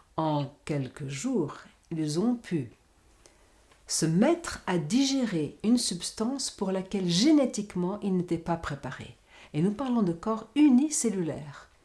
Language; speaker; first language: French; non-native, fluent; Portuguese